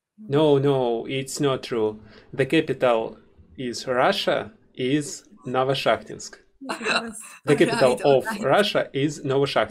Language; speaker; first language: English; non-native, learner; Russian